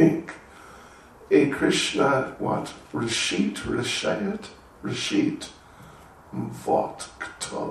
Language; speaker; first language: Russian; non-native, learner; English